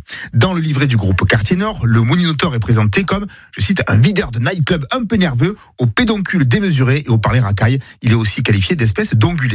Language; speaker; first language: French; native; French